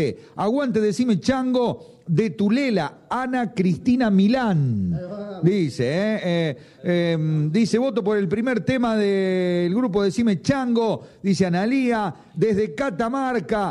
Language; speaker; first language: Spanish; native; Spanish